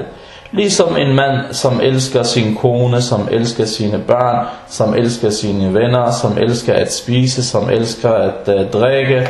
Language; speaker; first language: Danish; early bilingual, other home language; Arabic